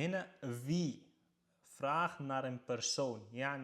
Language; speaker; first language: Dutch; non-native, fluent; Arabic